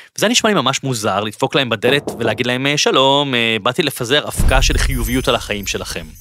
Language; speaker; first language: Hebrew; native; Hebrew